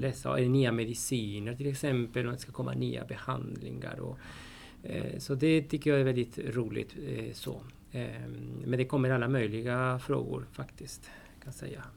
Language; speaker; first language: Swedish; non-native, fluent; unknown